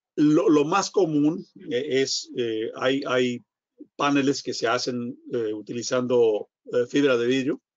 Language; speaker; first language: Spanish; non-native, fluent; English